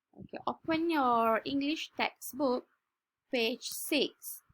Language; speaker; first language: English; non-native, local second language; Malay